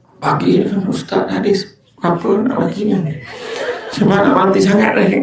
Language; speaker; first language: Malay; native; Malay